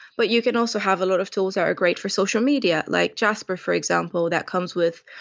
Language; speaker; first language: English; non-native, fluent; Romanian